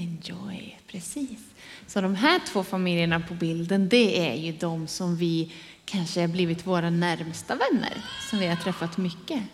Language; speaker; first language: Swedish; native; Swedish